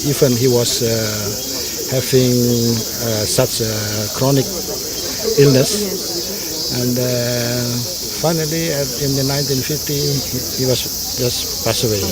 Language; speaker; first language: English; non-native, learner; Indonesian